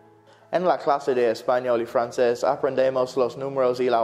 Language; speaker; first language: Spanish; non-native, learner; English